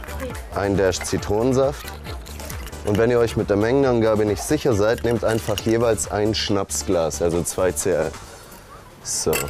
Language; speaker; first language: German; native; German